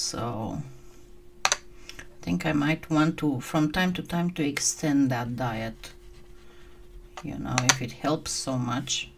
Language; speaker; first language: English; non-native, fluent; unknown